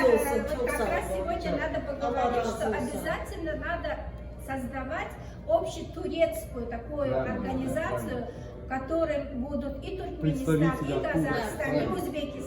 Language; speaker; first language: Russian; non-native, local second language; Azerbaijani